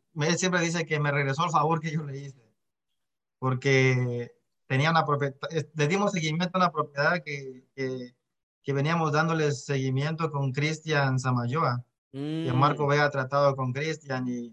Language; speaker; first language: Spanish; native; Spanish